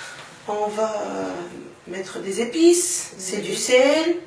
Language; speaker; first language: French; non-native, local second language; Arabic